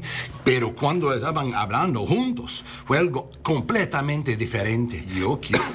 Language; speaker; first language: Spanish; non-native, learner; English